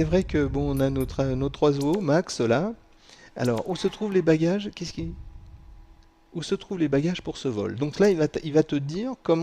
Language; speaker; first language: French; native; French